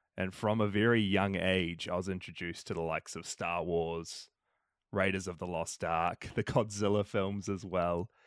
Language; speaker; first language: English; native; English